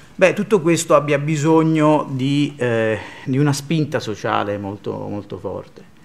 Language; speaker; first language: Italian; native; Italian